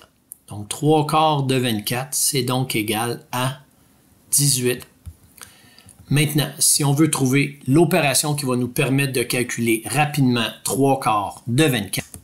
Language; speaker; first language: French; native; French